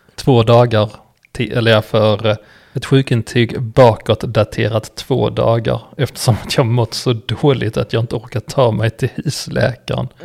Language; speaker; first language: Swedish; native; Swedish